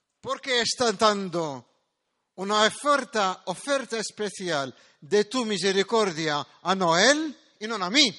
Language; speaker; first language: Spanish; non-native, fluent; Maltese